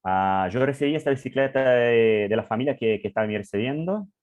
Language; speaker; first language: Spanish; non-native, learner; English